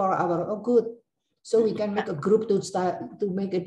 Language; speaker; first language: English; non-native, learner; Indonesian